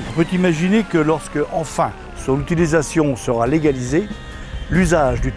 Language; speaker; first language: French; native; French